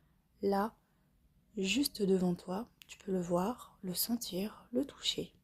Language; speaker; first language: French; native; French